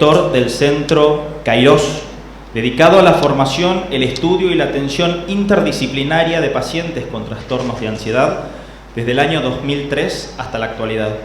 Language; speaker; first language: Spanish; native; Spanish